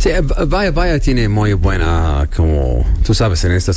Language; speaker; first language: Spanish; non-native, learner; Arabic